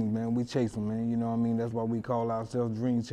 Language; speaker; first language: English; native; English